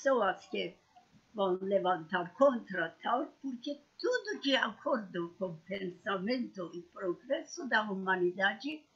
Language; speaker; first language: Portuguese; non-native, learner; Persian